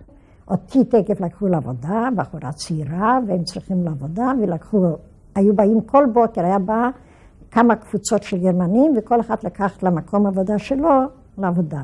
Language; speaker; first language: Hebrew; non-native, fluent; Polish